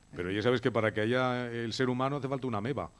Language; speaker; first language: Spanish; native; Spanish